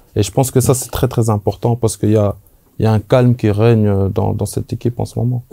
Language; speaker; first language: French; native; French